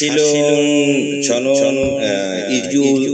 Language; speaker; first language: Korean; non-native, learner; Bangla